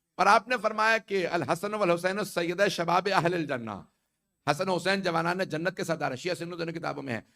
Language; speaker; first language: Urdu; native; Urdu